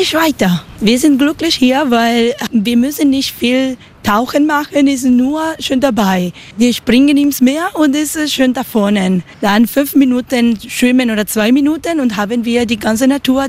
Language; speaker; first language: German; non-native, learner; Spanish